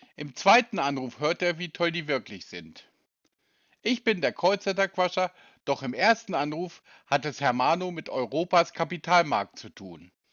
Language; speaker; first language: German; native; German